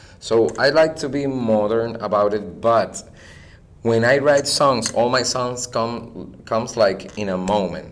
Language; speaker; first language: English; non-native, fluent; Spanish